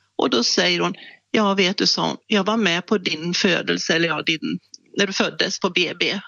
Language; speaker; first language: Swedish; native; Swedish